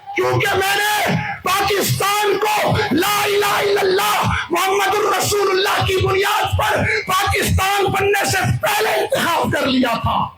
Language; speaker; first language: Urdu; non-native, local second language; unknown